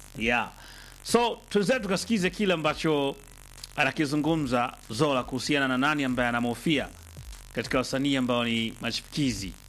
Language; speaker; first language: Swahili; native; Swahili